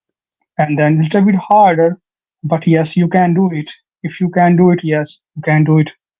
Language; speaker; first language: English; non-native, learner; Urdu